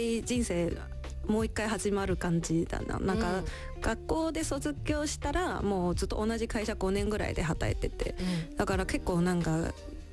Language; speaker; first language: Japanese; non-native, learner; Chinese